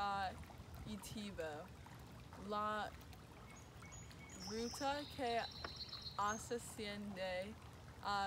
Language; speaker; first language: Spanish; non-native, learner; English